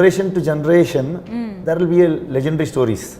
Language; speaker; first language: Telugu; non-native, learner; Kannada